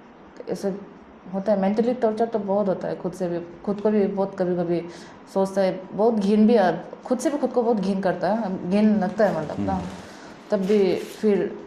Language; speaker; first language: Hindi; non-native, local second language; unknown